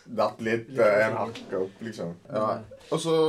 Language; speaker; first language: Norwegian; early bilingual, other home language; Sinhala